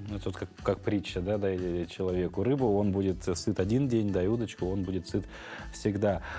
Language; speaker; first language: Russian; native; Russian